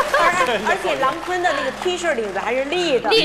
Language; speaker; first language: Chinese; native; Chinese